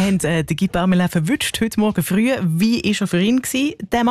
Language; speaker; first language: German; native; German